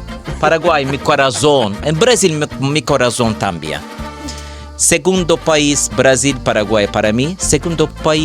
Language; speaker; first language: Spanish; non-native, learner; Turkish